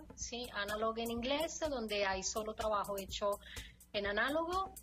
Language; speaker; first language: Spanish; non-native, fluent; Italian